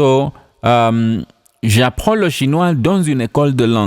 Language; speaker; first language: French; non-native, fluent; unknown